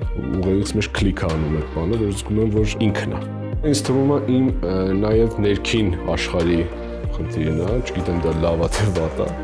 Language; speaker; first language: Armenian; early bilingual, heritage; Armenian